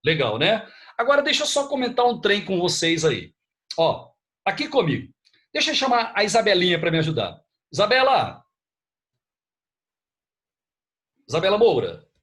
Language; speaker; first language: Portuguese; native; Portuguese